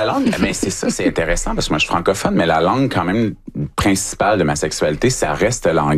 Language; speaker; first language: French; native; French